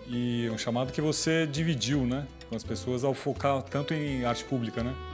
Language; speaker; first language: Portuguese; native; Portuguese